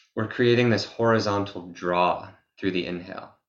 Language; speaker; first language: English; native; English